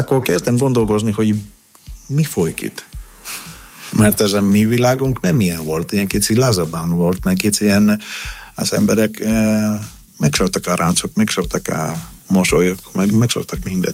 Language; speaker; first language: Hungarian; non-native, learner; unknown